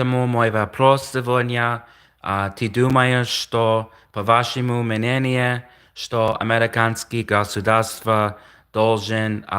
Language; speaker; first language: Russian; non-native, learner; English